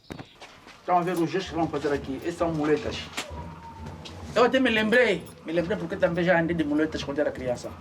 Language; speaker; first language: Portuguese; native; Portuguese